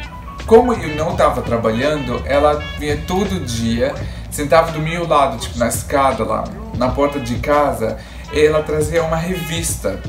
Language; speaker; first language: Portuguese; non-native, fluent; Arabic